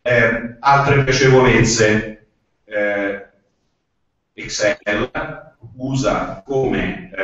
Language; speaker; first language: Italian; native; Italian